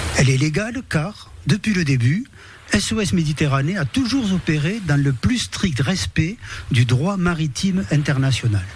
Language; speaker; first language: French; native; French